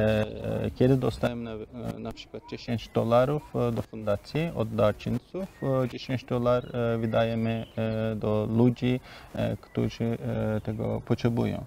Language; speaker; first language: Polish; non-native, learner; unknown